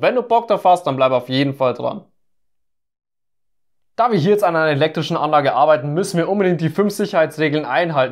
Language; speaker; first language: German; native; German